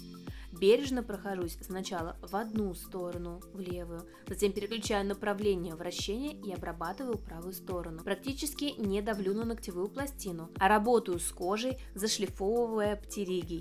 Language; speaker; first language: Russian; native; Russian